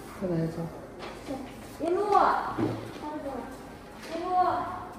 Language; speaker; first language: Chinese; early bilingual, heritage; Indonesian